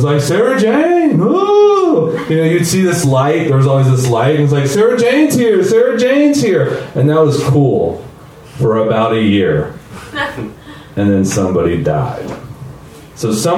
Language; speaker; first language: English; native; English